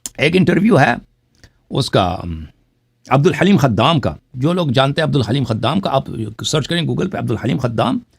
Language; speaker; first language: Urdu; non-native, fluent; Persian